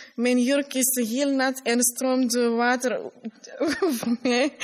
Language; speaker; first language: Dutch; non-native, learner; Fula